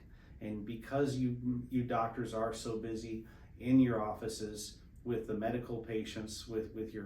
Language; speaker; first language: English; native; English